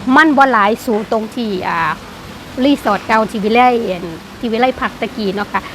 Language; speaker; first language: Thai; native; Thai